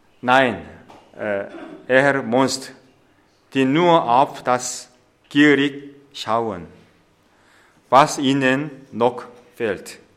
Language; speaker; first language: German; non-native, fluent; Korean